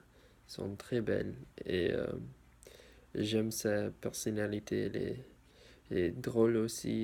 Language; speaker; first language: French; non-native, learner; English